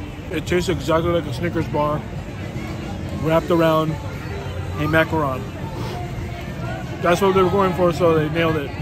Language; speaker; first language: English; early bilingual, other home language; Spanish